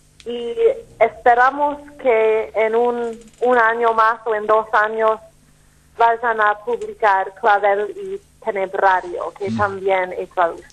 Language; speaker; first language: Spanish; non-native, fluent; English